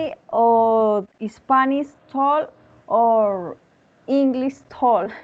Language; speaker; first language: English; non-native, learner; Spanish